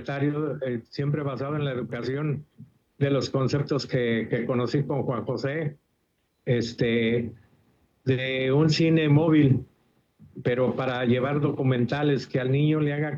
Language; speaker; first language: Spanish; native; Spanish